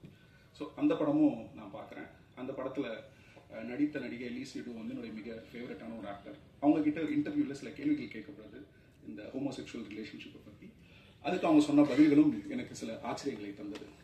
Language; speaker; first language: Tamil; native; Tamil